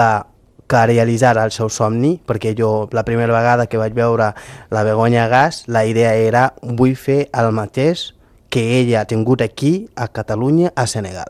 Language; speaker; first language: Catalan; non-native, local second language; Fula